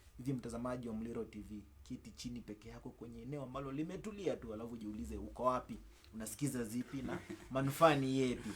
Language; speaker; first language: Swahili; non-native, local second language; Luyia